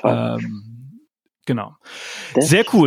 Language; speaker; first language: German; native; German